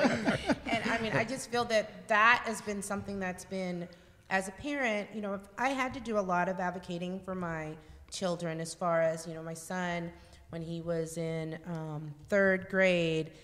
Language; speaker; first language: English; native; English